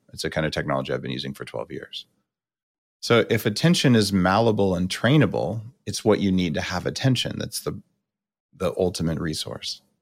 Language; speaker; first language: English; native; English